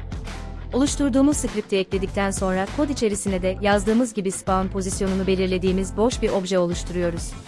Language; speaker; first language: Turkish; native; Turkish